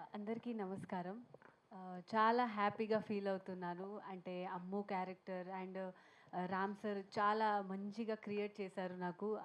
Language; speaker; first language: Telugu; non-native, fluent; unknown